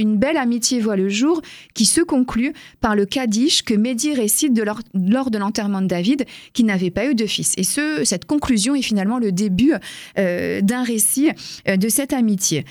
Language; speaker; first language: French; native; French